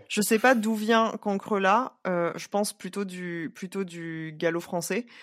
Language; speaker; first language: French; native; French